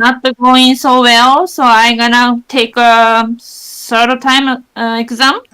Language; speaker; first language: English; non-native, learner; Japanese